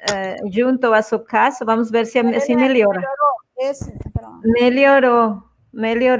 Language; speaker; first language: Portuguese; non-native, fluent; Spanish